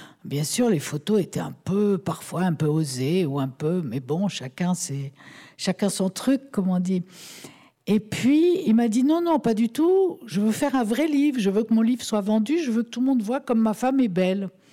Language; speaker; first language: French; native; French